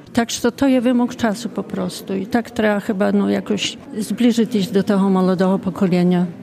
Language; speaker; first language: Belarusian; native; Belarusian